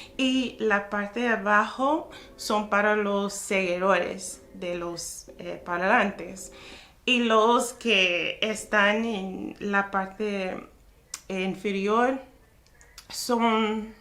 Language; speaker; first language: Spanish; non-native, fluent; English